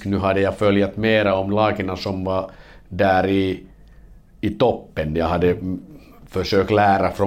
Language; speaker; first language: Swedish; non-native, learner; Finnish